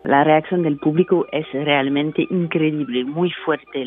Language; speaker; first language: Spanish; non-native, fluent; French